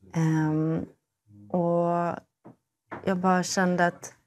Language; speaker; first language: Swedish; native; Swedish